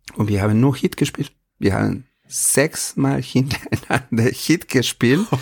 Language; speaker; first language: German; non-native, fluent; Spanish